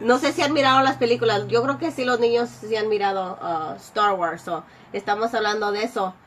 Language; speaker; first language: Spanish; early bilingual, other home language; English